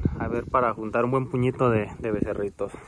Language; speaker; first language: Spanish; native; Spanish